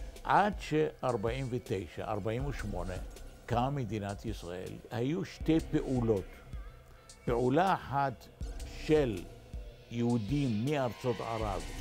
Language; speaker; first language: Hebrew; non-native, fluent; Arabic